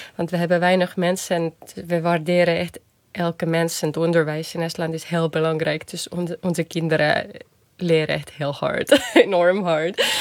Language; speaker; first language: Dutch; non-native, fluent; Estonian